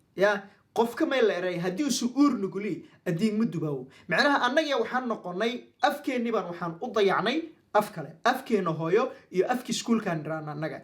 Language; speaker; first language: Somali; non-native, local second language; Maay